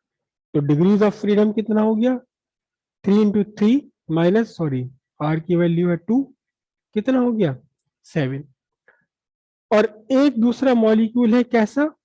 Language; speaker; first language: Hindi; native; Hindi